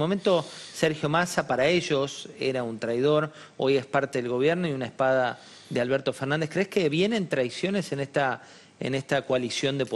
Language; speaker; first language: Spanish; native; Spanish